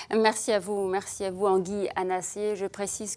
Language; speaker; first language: French; native; French